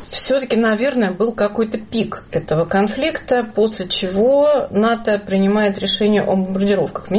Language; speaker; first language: Russian; native; Russian